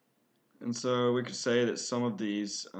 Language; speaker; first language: English; native; English